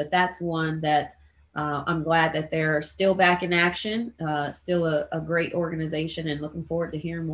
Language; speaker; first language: English; native; English